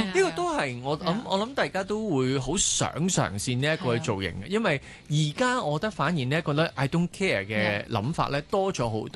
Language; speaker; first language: Cantonese; native; Cantonese